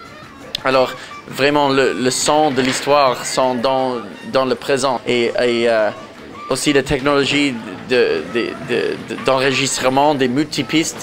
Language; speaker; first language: French; non-native, local second language; English